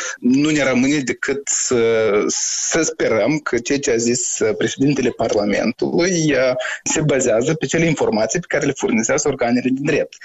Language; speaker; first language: Romanian; native; Romanian